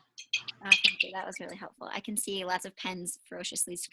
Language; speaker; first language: English; native; English